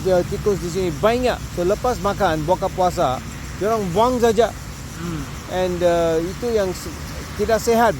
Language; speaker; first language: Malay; non-native, local second language; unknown